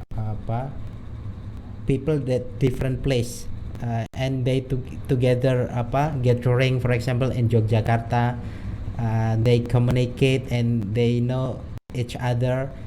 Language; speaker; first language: English; non-native, learner; Indonesian